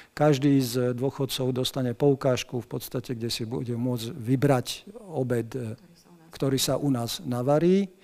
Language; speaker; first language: Slovak; non-native, local second language; Hungarian